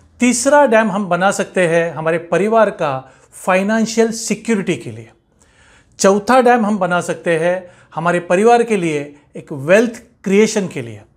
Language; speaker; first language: Hindi; non-native, local second language; Marathi